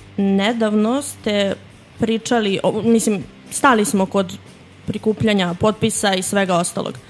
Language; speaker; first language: Serbian; native; Serbian